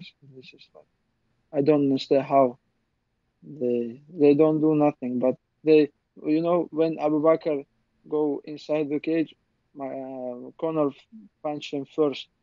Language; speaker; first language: English; non-native, learner; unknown